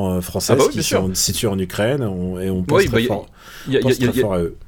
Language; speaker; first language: French; native; French